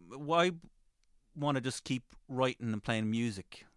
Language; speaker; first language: English; native; English